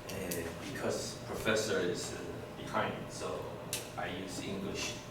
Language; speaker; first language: English; non-native, fluent; Chinese